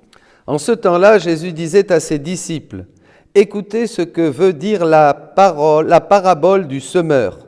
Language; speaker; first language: French; native; French